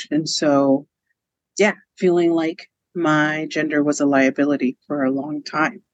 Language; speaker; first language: English; native; English